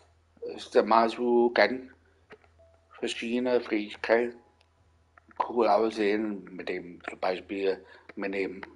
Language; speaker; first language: German; non-native, learner; Vietnamese